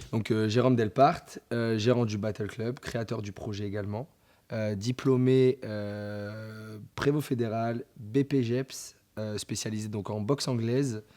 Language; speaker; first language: French; native; French